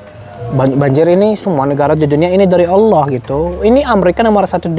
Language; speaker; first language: Indonesian; non-native, fluent; Arabic